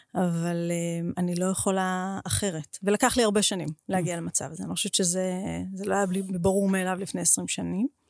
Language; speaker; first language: Hebrew; native; Hebrew